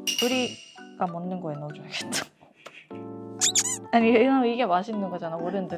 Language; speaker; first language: Korean; non-native, fluent; Japanese